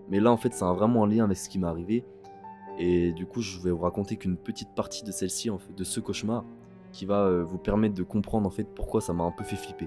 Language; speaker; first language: French; native; French